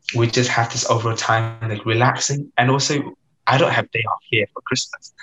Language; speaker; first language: English; non-native, fluent; Vietnamese